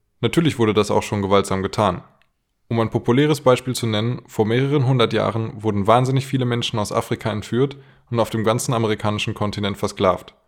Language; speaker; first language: German; native; German